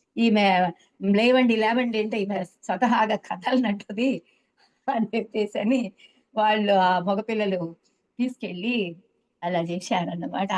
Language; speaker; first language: Telugu; native; Telugu